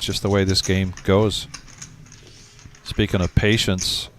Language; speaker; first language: English; native; English